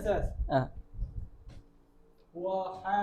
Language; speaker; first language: Arabic; non-native, learner; Malay